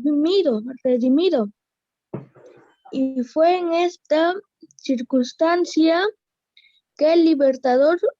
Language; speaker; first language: Spanish; native; Spanish